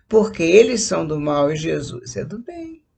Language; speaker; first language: Portuguese; native; Portuguese